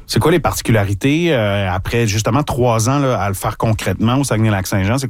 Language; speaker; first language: French; native; French